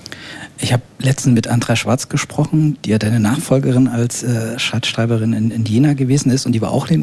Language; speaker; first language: German; native; German